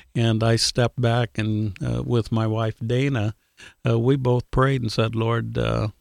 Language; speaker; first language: English; native; English